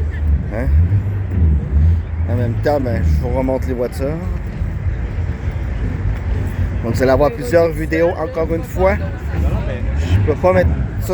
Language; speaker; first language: French; native; French